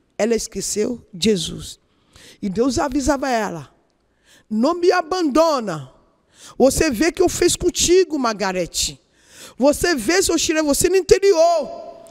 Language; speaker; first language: Portuguese; non-native, learner; Yoruba